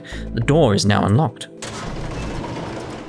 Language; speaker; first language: English; native; English